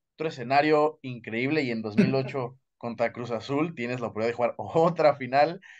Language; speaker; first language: Spanish; native; Spanish